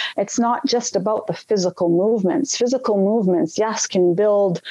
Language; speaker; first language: English; native; English